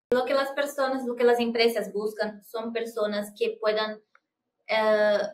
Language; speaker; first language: Spanish; non-native, fluent; Portuguese